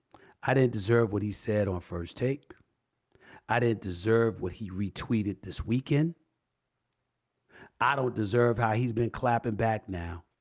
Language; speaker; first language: English; native; English